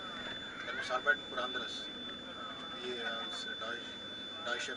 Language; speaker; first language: German; non-native, learner; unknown